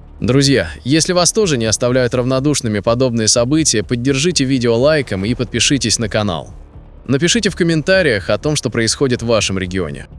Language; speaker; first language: Russian; native; Russian